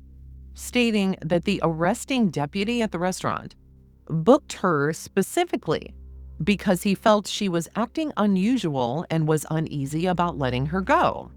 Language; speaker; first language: English; native; English